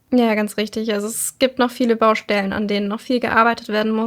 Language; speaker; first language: German; native; German